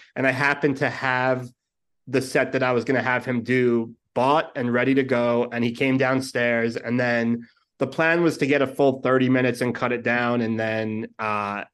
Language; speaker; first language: English; native; English